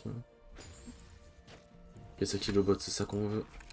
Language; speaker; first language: French; native; French